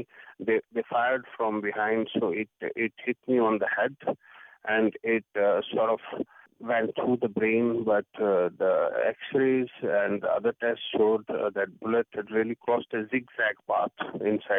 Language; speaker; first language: English; non-native, local second language; Kashmiri